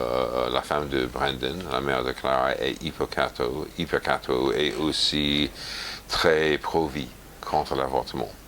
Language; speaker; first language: French; non-native, fluent; English